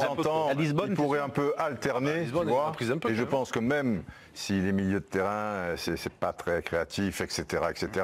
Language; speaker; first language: French; native; French